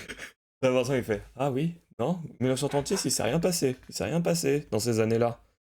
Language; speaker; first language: French; native; French